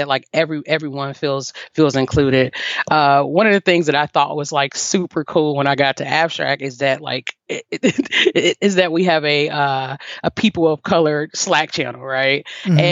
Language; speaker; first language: English; native; English